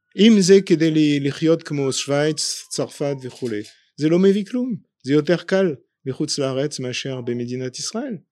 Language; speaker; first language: Hebrew; non-native, fluent; French